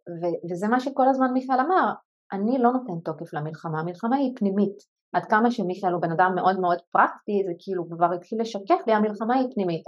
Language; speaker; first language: Hebrew; non-native, local second language; Arabic